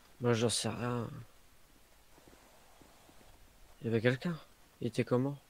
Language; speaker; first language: French; native; French